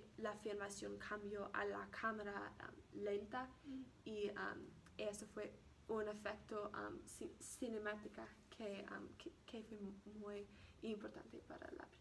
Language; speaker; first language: Spanish; non-native, learner; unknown